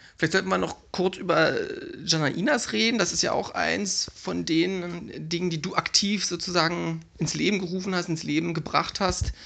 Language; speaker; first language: German; native; German